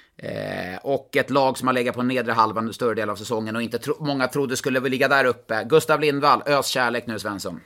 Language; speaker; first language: Swedish; native; Swedish